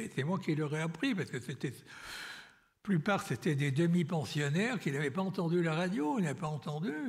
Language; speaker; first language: French; native; French